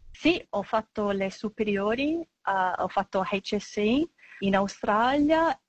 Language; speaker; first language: Italian; non-native, fluent; English